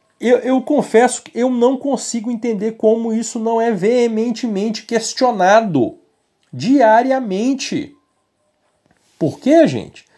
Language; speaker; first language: Portuguese; native; Portuguese